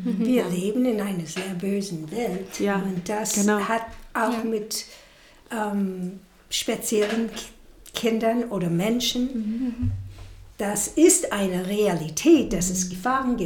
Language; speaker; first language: German; non-native, fluent; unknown